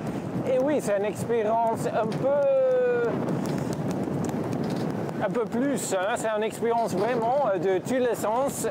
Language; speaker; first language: French; non-native, fluent; English